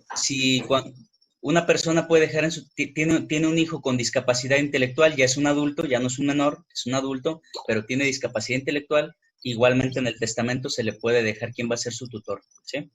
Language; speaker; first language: Spanish; native; Spanish